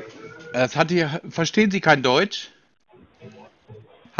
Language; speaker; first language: German; native; German